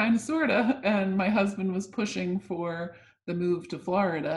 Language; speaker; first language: English; native; English